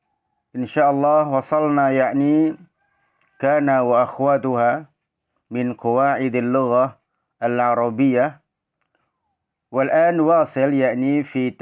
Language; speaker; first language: Arabic; non-native, fluent; Indonesian